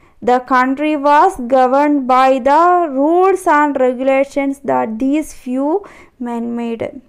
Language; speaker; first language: English; non-native, local second language; Malayalam